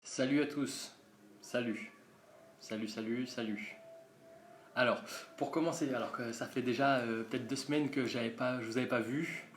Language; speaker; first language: French; native; French